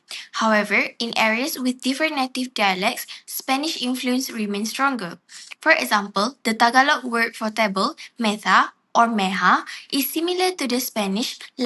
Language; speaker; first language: English; non-native, local second language; Malay